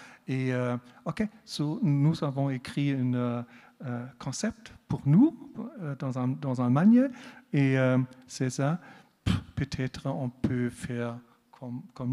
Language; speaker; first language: French; non-native, learner; German